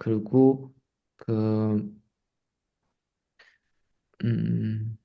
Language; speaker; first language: Korean; non-native, learner; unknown